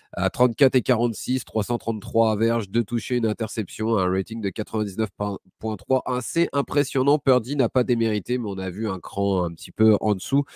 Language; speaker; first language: French; native; French